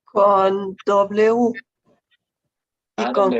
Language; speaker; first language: Spanish; non-native, fluent; German